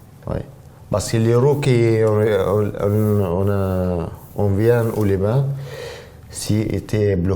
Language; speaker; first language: French; non-native, learner; Arabic